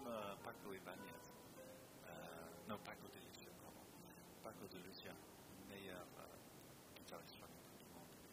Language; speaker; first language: French; non-native, fluent; English